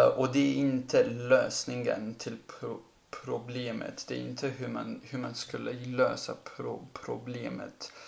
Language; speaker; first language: Swedish; non-native, fluent; Ladin